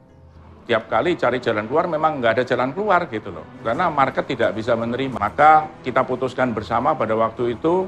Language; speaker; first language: Indonesian; native; Indonesian